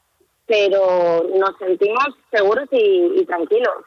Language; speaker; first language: Spanish; native; Spanish